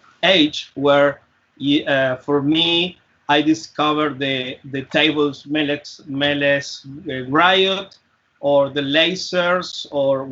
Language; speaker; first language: English; non-native, fluent; Spanish